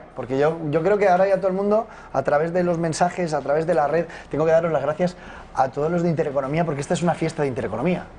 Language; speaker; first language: Spanish; native; Spanish